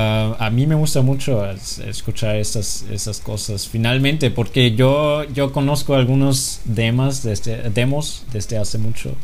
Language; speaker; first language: Spanish; non-native, fluent; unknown